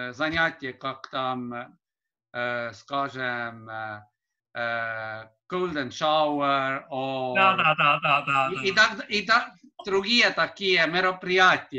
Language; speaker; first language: Russian; non-native, learner; Estonian